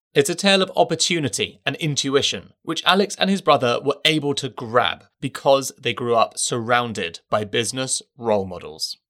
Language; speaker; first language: English; native; English